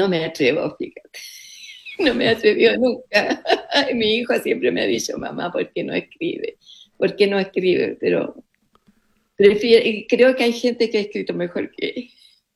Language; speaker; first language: Spanish; native; Spanish